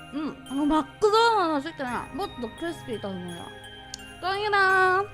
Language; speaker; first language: Japanese; non-native, learner; English